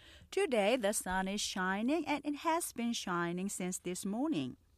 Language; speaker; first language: English; non-native, fluent; Korean